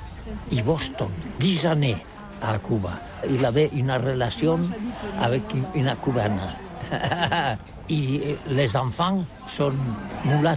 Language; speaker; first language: French; non-native, learner; Catalan